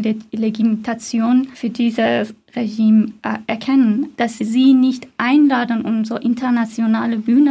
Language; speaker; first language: German; non-native, fluent; Persian